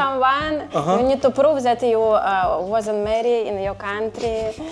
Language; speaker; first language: English; non-native, learner; Russian